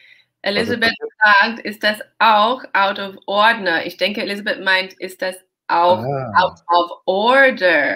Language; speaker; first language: German; non-native, fluent; English